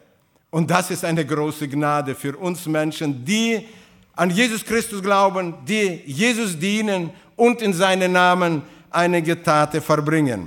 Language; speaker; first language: German; non-native, fluent; Russian